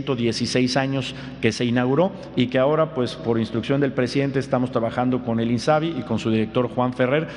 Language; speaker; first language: Spanish; native; Spanish